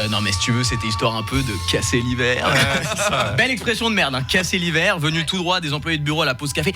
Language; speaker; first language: French; early bilingual, other home language; Portuguese